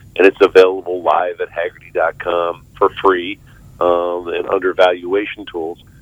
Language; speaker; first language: English; native; English